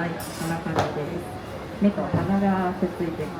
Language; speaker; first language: Japanese; native; Japanese